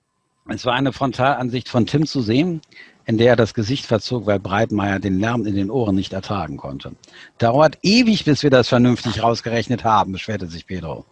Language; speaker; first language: German; native; German